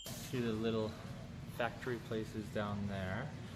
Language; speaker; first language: English; native; English